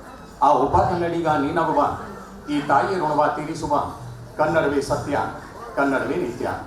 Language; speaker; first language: Kannada; non-native, fluent; Hindi